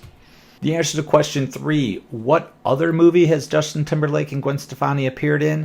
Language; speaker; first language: English; native; English